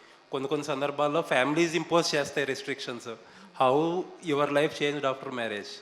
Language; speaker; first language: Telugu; native; Telugu